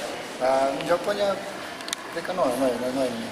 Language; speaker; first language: Romanian; non-native, learner; Japanese